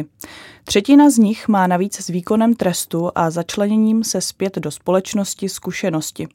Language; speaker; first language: Czech; native; Czech